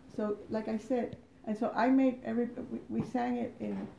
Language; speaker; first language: English; native; English